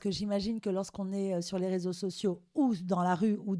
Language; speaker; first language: French; native; French